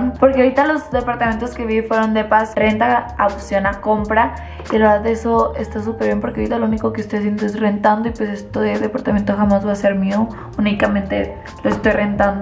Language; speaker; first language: Spanish; native; Spanish